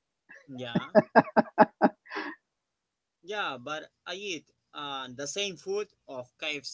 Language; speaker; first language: English; non-native, learner; Spanish